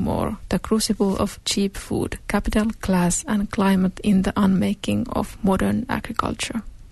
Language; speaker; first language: English; non-native, fluent; Finnish